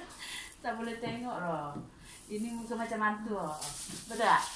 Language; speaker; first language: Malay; non-native, learner; Indonesian